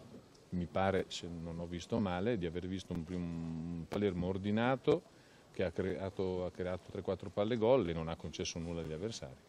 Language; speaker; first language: Italian; native; Italian